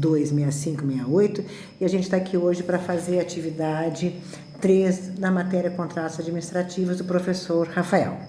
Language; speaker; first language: Portuguese; native; Portuguese